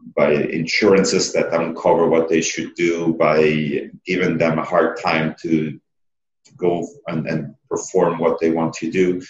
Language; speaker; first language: English; non-native, fluent; Italian